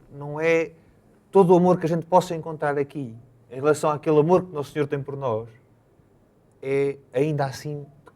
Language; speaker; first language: Portuguese; native; Portuguese